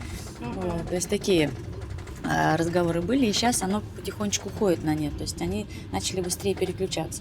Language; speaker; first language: Russian; native; Russian